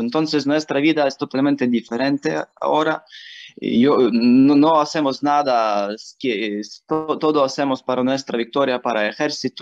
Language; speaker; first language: Spanish; non-native, learner; Ukrainian